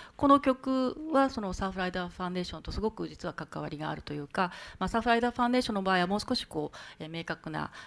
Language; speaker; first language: Japanese; native; Japanese